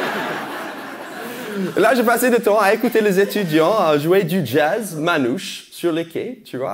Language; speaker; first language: French; non-native, fluent; English